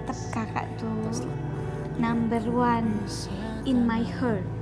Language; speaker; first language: Indonesian; native; Indonesian